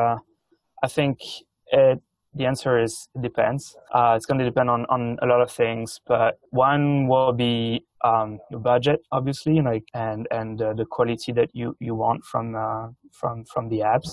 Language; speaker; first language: English; non-native, fluent; French